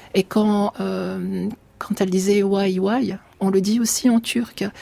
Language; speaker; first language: French; early bilingual, other home language; Arabic